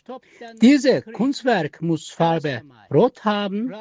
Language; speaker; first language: German; non-native, learner; Turkish